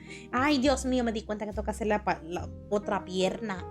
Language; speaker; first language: Spanish; early bilingual, heritage; Spanish